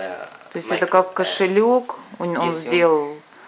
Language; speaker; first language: Russian; native; Russian